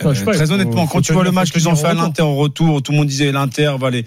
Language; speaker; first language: French; native; French